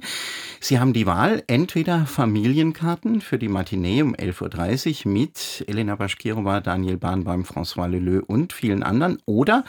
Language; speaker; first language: German; native; German